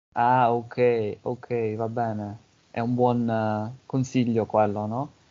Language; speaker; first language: Italian; non-native, fluent; English